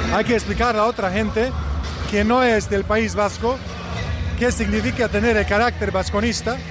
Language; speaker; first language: Spanish; non-native, learner; Bosnian